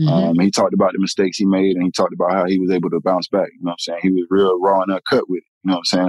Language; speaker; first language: English; native; English